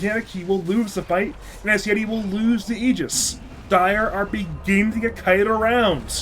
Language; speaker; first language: English; native; English